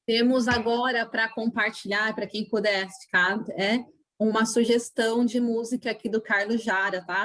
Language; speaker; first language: Portuguese; native; Portuguese